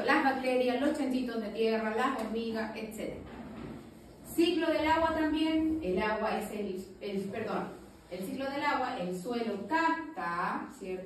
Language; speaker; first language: Spanish; native; Spanish